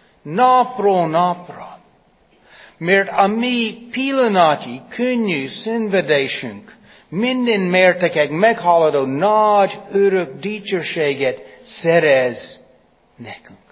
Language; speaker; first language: Hungarian; non-native, fluent; English